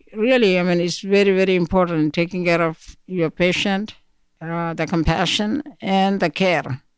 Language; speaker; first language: English; non-native, local second language; Malayalam